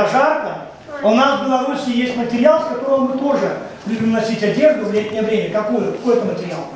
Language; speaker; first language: Russian; native; Russian